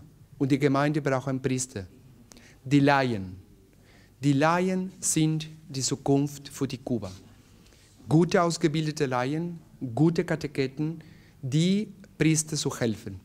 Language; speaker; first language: German; non-native, learner; Spanish